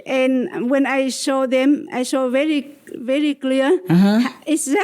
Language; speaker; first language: English; non-native, learner; Vietnamese